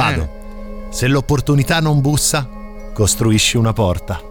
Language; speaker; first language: Italian; native; Italian